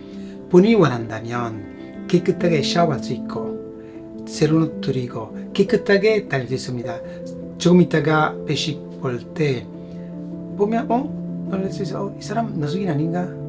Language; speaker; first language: Korean; non-native, fluent; Italian